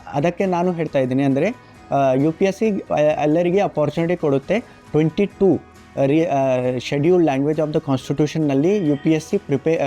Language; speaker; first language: Kannada; non-native, local second language; Urdu